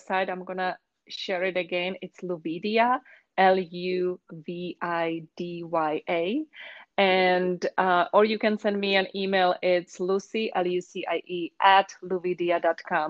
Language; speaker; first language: English; non-native, fluent; Czech